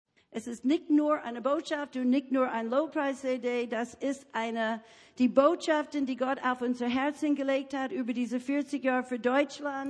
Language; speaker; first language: German; non-native, fluent; English